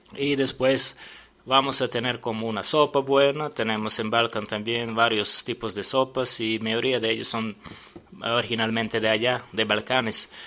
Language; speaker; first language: Spanish; non-native, learner; Serbian